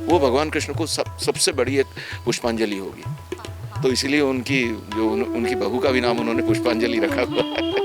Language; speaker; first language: Hindi; native; Hindi